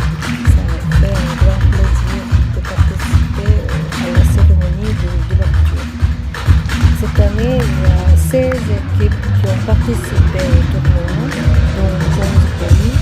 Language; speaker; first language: French; non-native, fluent; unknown